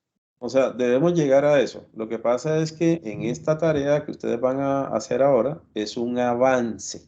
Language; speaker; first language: Spanish; native; Spanish